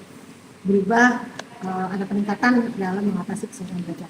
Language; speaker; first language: Indonesian; native; Indonesian